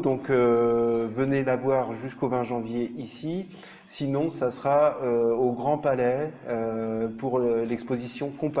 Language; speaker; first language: French; native; French